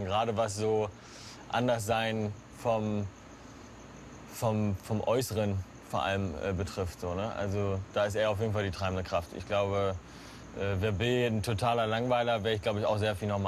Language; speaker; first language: German; native; German